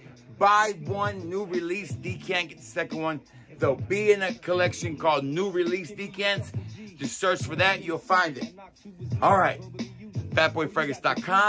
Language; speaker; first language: English; native; English